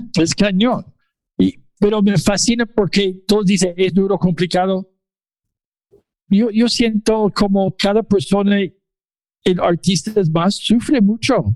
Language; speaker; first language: Spanish; non-native, fluent; English